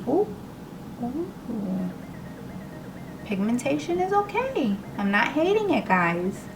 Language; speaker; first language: English; native; English